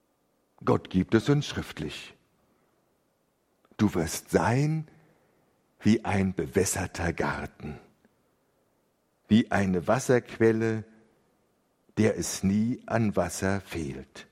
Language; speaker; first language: German; native; German